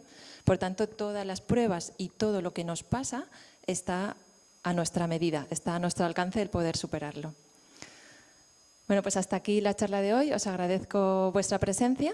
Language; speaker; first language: Spanish; native; Spanish